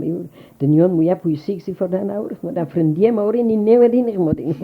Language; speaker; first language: Welsh; native; Welsh